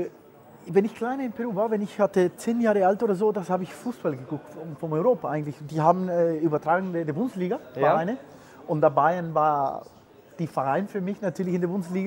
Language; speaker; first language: German; non-native, fluent; Spanish